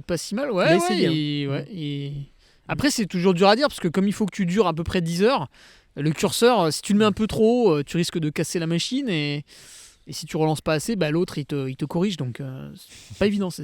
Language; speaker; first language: French; native; French